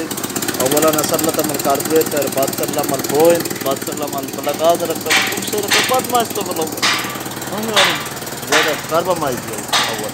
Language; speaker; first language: Arabic; non-native, learner; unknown